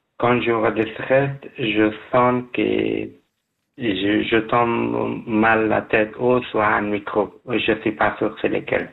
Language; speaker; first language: French; non-native, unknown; Persian